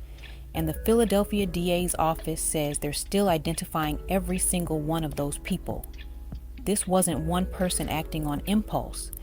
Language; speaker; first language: English; native; English